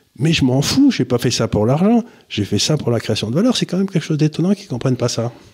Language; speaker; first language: French; native; French